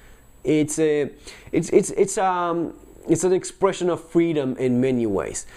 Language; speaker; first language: English; non-native, fluent; Spanish